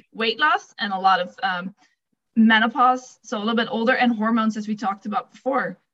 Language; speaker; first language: English; non-native, fluent; Dutch